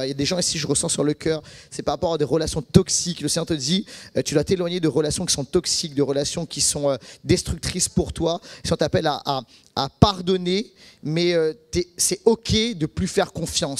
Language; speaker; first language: French; native; French